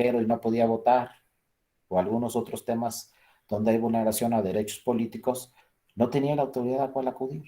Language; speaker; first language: Spanish; native; Spanish